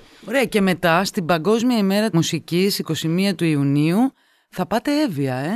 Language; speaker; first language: Greek; native; Greek